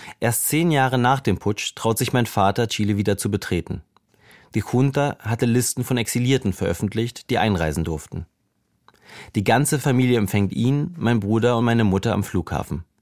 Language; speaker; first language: German; native; German